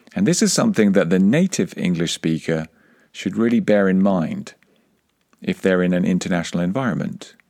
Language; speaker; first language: English; native; English